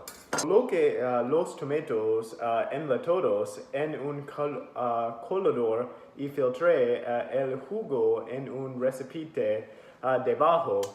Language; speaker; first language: Spanish; non-native, learner; English